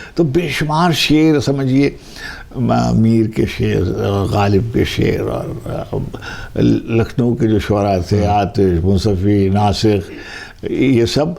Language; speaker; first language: Urdu; native; Urdu